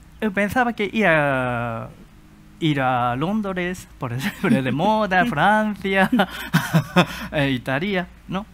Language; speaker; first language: Galician; non-native, learner; Japanese